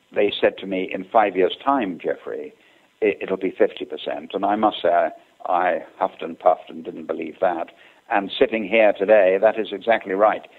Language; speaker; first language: English; native; English